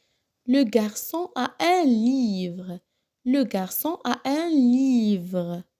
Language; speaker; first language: French; non-native, local second language; Arabic